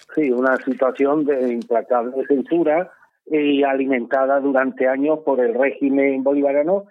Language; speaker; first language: Spanish; native; Spanish